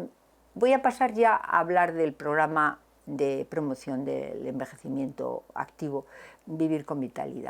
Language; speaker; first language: Spanish; native; Spanish